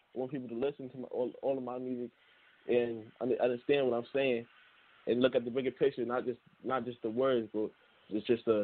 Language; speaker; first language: English; native; English